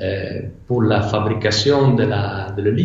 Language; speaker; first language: French; non-native, fluent; Italian